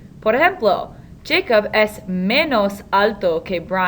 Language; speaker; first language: Spanish; non-native, learner; English